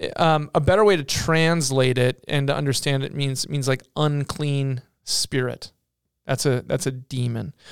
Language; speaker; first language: English; native; English